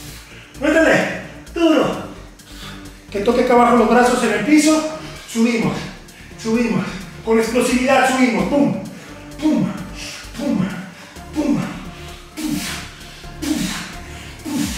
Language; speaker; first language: Spanish; native; Spanish